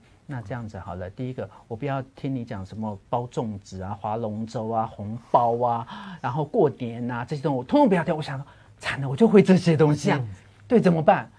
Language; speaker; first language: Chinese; native; Chinese